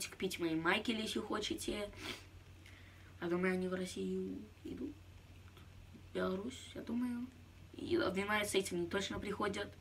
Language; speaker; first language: Russian; early bilingual, heritage; Russian